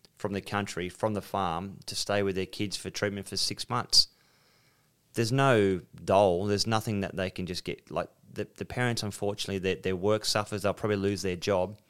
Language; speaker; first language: English; native; English